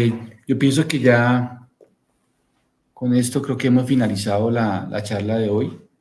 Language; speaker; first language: Spanish; native; Spanish